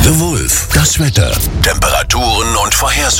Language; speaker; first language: German; native; German